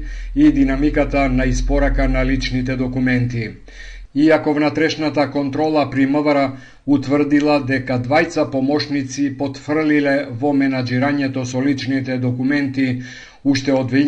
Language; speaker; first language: Macedonian; native; Macedonian